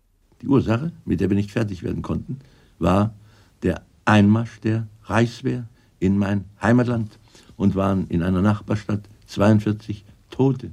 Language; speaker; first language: German; native; German